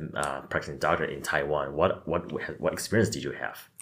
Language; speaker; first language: English; non-native, fluent; Chinese